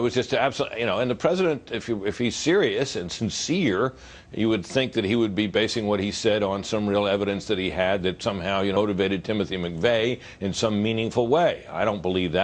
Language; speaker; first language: English; native; English